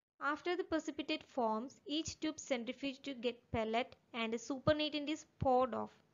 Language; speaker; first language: English; non-native, local second language; Malayalam